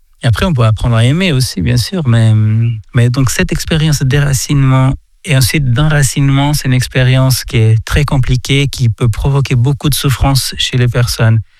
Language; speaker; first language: French; non-native, fluent; Portuguese